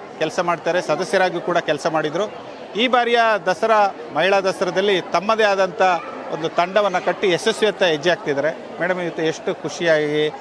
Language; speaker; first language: Kannada; non-native, local second language; Kodava